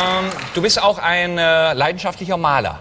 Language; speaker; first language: German; native; German